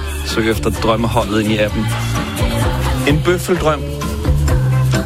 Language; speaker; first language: Danish; native; Danish